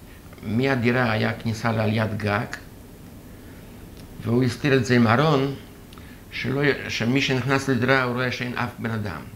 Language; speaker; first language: Hebrew; non-native, fluent; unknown